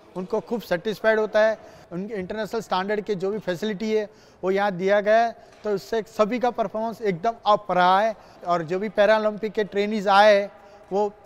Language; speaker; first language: Hindi; non-native, local second language; Gujarati